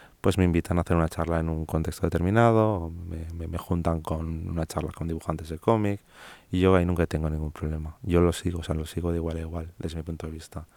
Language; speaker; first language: Spanish; non-native, local second language; Catalan